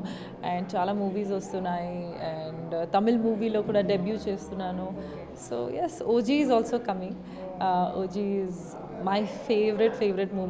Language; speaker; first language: Telugu; non-native, local second language; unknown